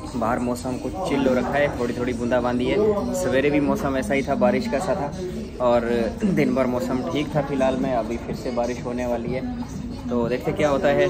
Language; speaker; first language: Hindi; native; Hindi